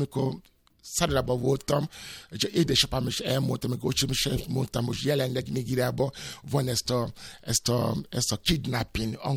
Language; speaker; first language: Hungarian; non-native, fluent; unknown